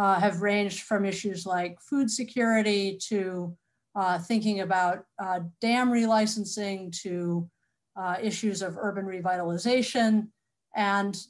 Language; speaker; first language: English; native; English